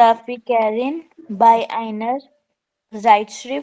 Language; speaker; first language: German; non-native, learner; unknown